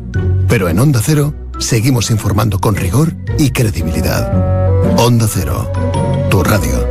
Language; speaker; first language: Spanish; native; Spanish